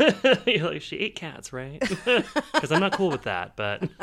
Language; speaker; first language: English; native; English